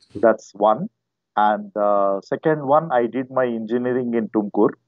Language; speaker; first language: English; non-native, local second language; Telugu